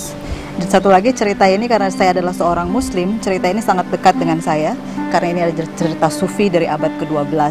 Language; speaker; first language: Indonesian; non-native, local second language; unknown